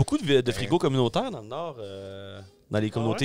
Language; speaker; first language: French; native; French